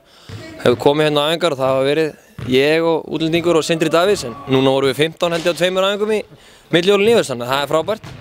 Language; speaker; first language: Icelandic; native; Icelandic